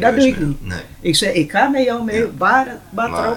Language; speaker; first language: Dutch; non-native, local second language; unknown